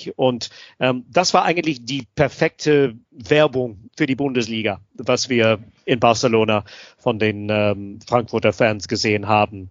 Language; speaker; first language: German; non-native, fluent; English